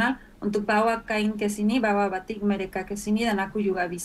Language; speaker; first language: Indonesian; non-native, fluent; Spanish